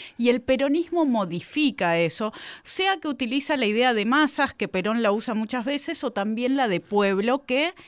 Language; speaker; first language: Spanish; native; Spanish